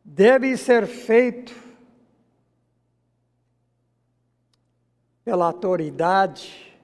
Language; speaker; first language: Portuguese; non-native, fluent; English